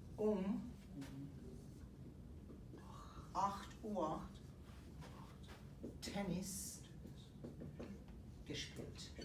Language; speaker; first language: German; non-native, fluent; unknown